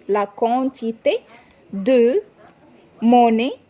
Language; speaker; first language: French; non-native, local second language; Arabic